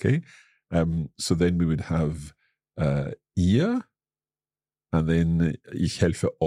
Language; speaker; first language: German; non-native, fluent; English